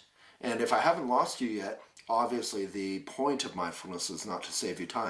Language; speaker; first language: English; native; English